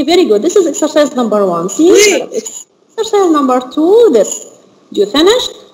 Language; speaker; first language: English; non-native, learner; Arabic